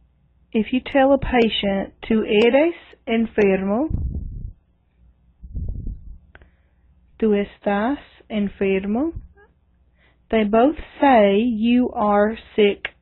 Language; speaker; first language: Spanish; non-native, fluent; English